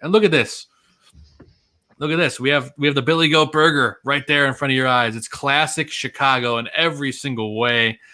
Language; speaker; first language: English; native; English